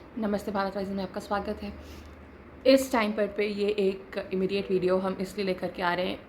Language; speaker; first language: Hindi; native; Hindi